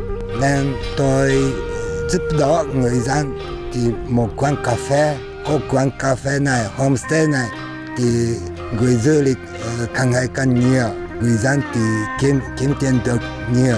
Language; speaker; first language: Vietnamese; non-native, learner; Japanese